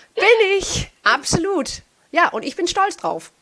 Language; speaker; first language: German; non-native, fluent; Danish